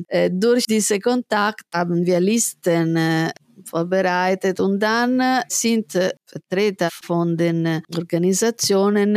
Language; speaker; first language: German; non-native, fluent; Italian